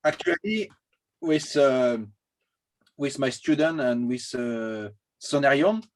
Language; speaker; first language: English; non-native, learner; French